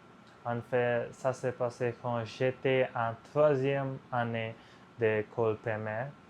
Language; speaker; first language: French; non-native, learner; Punjabi